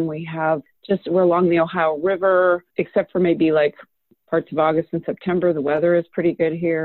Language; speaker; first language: English; native; English